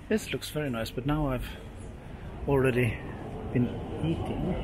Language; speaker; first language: English; non-native, fluent; Swedish